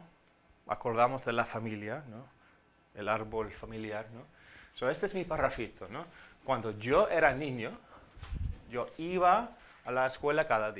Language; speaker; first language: Spanish; non-native, fluent; English